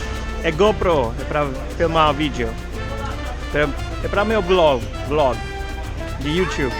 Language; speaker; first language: Portuguese; non-native, learner; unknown